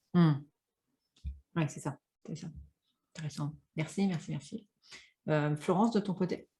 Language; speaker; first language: French; native; French